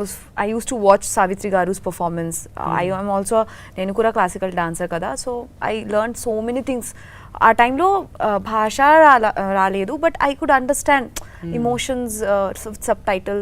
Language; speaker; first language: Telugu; non-native, learner; Bangla